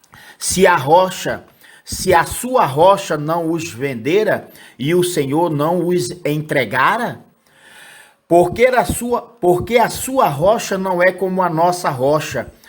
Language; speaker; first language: Portuguese; native; Portuguese